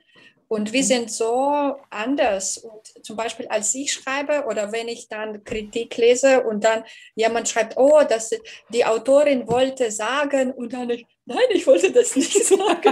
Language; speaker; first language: German; non-native, fluent; Belarusian